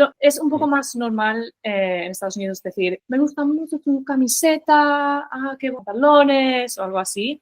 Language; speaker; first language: Spanish; non-native, fluent; English